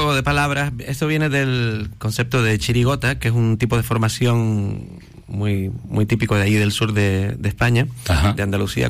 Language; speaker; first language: Spanish; native; Spanish